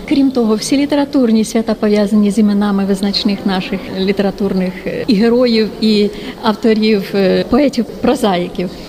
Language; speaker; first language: Ukrainian; native; Ukrainian